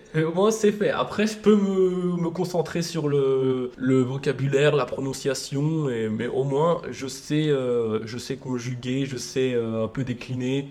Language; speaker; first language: French; native; French